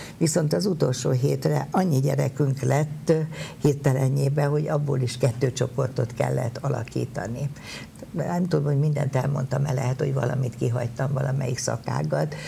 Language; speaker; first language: Hungarian; native; Hungarian